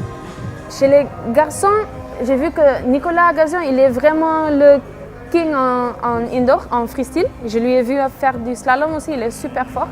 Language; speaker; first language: French; non-native, fluent; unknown